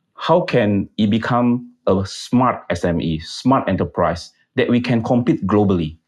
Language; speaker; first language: English; non-native, fluent; Indonesian